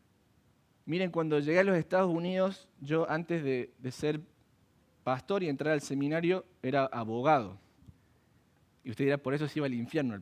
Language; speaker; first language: Spanish; native; Spanish